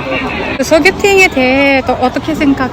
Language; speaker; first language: Korean; non-native, learner; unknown